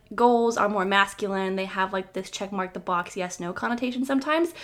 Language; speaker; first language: English; native; English